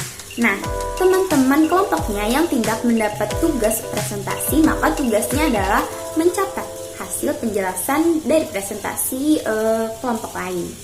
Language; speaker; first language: Indonesian; non-native, local second language; Banjar